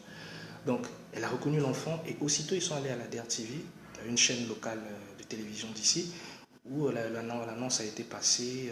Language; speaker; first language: French; non-native, local second language; Lingala